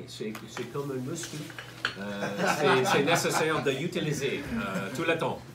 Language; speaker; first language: French; non-native, learner; English